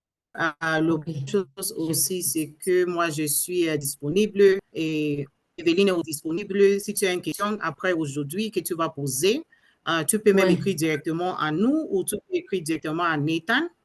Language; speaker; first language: French; non-native, learner; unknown